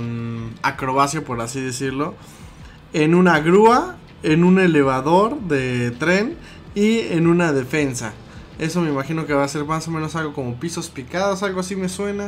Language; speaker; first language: Spanish; native; Spanish